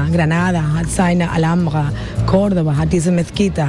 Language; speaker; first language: German; non-native, fluent; Spanish